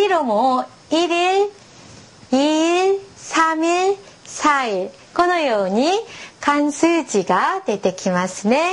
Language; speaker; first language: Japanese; non-native, fluent; Korean